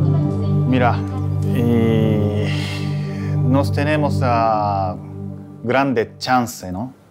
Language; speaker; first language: Spanish; non-native, learner; Japanese